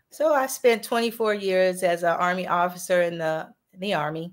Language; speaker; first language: English; native; English